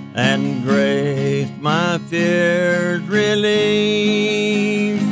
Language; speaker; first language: English; native; English